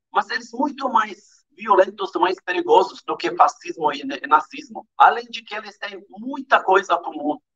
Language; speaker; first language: Portuguese; non-native, fluent; Arabic